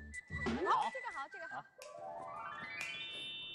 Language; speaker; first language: Chinese; native; Chinese